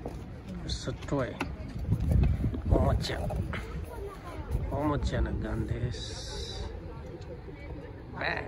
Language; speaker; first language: English; non-native, learner; Nepali